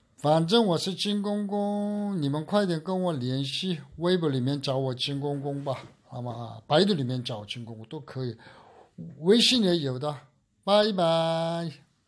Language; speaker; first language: Chinese; native; Chinese